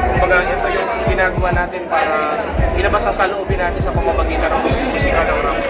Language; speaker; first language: Filipino; native; Filipino